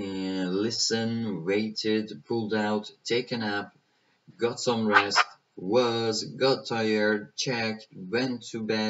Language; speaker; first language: English; non-native, fluent; Persian